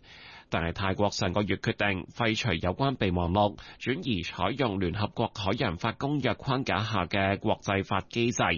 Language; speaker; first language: Cantonese; native; Cantonese